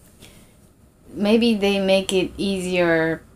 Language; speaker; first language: English; non-native, fluent; Japanese